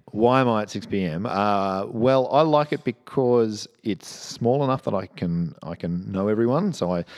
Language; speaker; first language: English; native; English